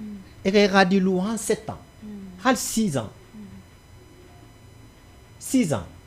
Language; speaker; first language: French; non-native, local second language; Susu